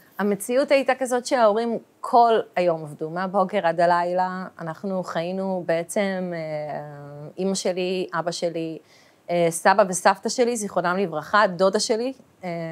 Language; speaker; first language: Hebrew; early bilingual, other home language; Russian